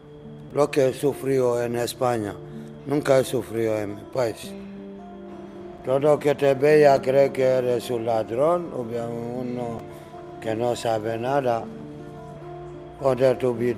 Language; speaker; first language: Spanish; non-native, learner; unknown